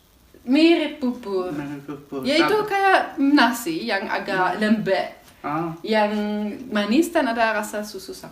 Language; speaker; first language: Indonesian; non-native, fluent; German